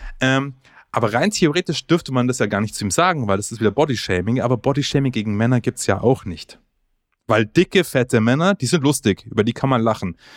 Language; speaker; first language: German; early bilingual, other home language; Croatian